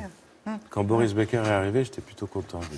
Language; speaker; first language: French; native; French